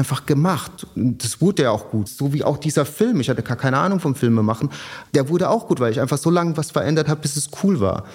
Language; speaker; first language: German; native; German